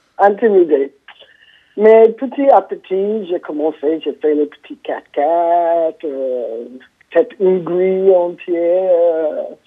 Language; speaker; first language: French; non-native, fluent; English